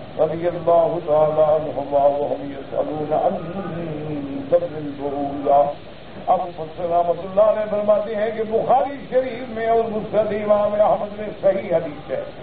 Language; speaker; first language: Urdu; early bilingual, heritage; Urdu